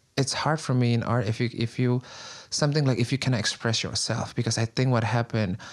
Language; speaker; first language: English; non-native, fluent; Indonesian